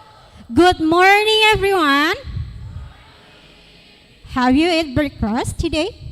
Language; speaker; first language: English; non-native, learner; Indonesian